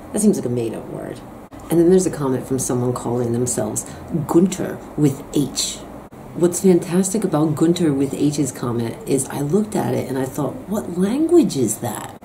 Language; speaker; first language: English; native; English